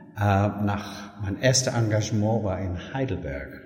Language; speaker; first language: German; non-native, learner; English